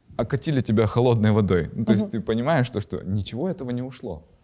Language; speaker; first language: Russian; native; Russian